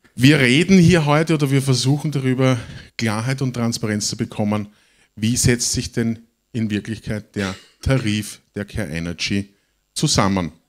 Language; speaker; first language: German; native; German